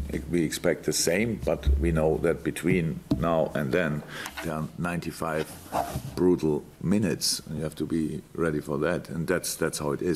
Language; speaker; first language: English; non-native, fluent; German